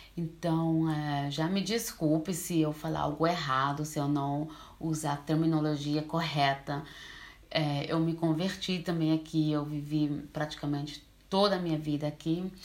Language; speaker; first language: Portuguese; early bilingual, heritage; Portuguese